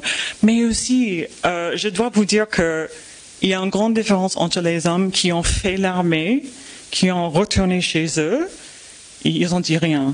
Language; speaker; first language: French; non-native, fluent; English